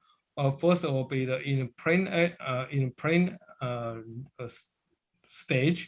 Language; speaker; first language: English; non-native, learner; Chinese